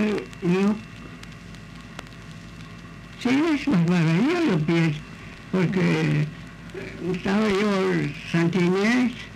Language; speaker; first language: Spanish; non-native, local second language; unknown